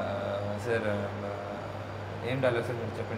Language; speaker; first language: Telugu; non-native, learner; Hindi